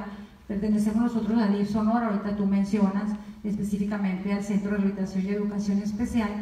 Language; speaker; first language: Spanish; native; Spanish